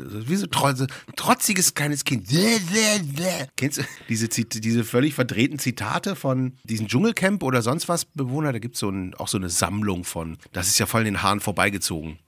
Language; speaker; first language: German; native; German